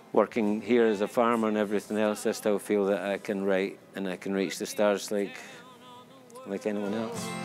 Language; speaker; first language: English; native; English